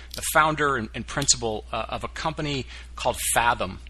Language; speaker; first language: English; native; English